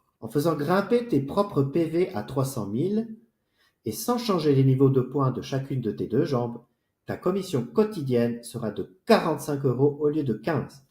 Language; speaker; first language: French; native; French